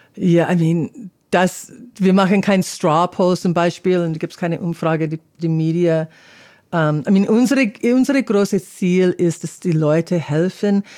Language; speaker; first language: German; non-native, learner; English